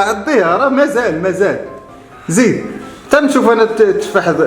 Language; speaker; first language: Arabic; native; Arabic